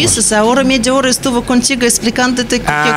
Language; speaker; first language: Spanish; non-native, learner; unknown